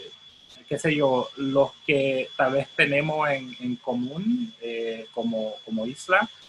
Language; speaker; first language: Spanish; non-native, fluent; Haitian Creole